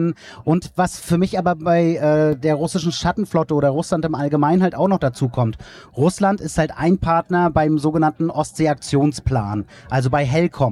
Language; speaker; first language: German; native; German